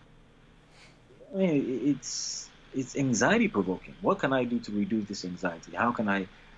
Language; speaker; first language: English; non-native, local second language; Yoruba